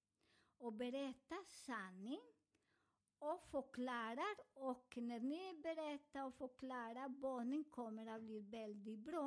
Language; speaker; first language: Swedish; non-native, learner; Spanish